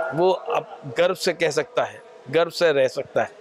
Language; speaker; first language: Hindi; native; Hindi